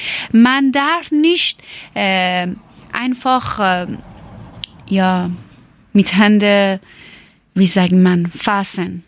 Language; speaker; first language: German; non-native, learner; Persian